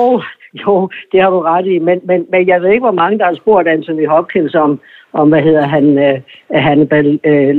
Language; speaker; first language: Danish; native; Danish